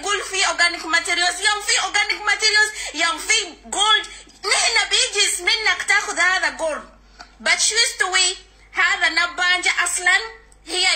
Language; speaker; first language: Arabic; non-native, learner; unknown